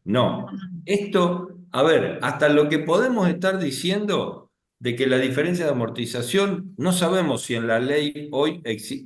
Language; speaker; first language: Spanish; native; Spanish